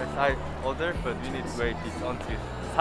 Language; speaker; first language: English; non-native, learner; Korean